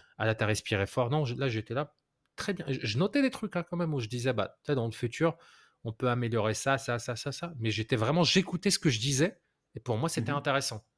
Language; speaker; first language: French; non-native, local second language; Arabic